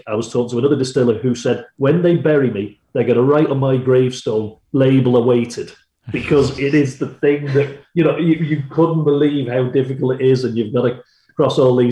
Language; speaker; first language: English; native; English